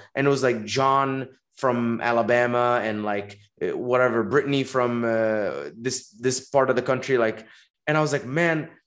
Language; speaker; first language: English; non-native, fluent; Arabic